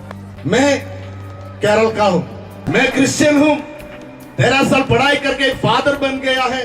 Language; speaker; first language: Hindi; non-native, fluent; Malayalam